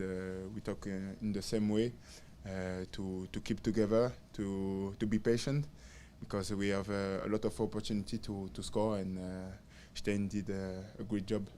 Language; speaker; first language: English; non-native, learner; French